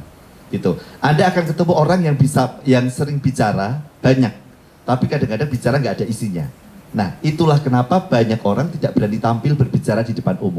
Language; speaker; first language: Indonesian; native; Indonesian